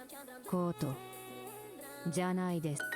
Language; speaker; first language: Japanese; non-native, learner; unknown